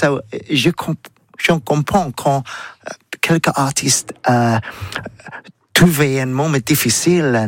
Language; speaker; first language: French; non-native, learner; English